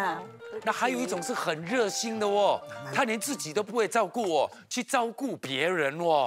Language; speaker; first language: Chinese; native; Chinese